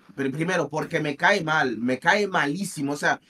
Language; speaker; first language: Spanish; native; Spanish